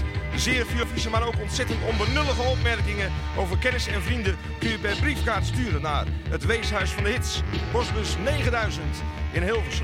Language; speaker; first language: Dutch; native; Dutch